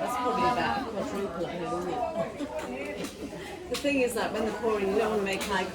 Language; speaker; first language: English; native; English